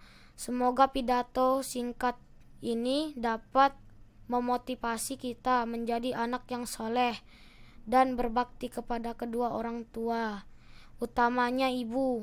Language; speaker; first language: Indonesian; native; Indonesian